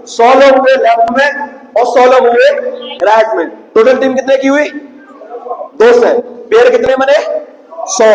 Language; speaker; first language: Hindi; native; Hindi